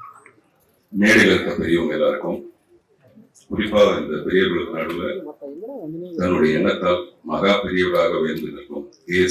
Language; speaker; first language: Tamil; native; Tamil